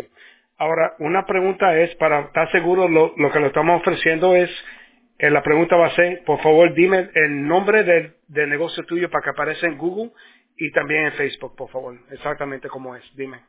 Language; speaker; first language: Spanish; early bilingual, heritage; Spanish